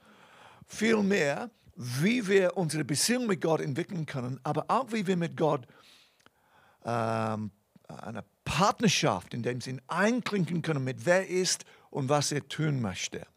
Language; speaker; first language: German; non-native, fluent; English